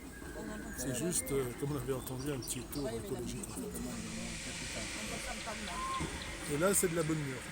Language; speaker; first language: French; native; French